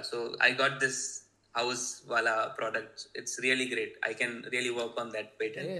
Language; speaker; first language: Hindi; non-native, local second language; Gujarati